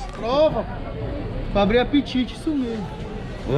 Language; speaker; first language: Portuguese; non-native, learner; Turkish